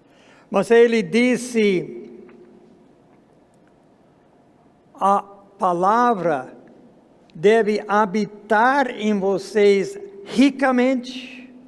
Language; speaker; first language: Portuguese; non-native, fluent; English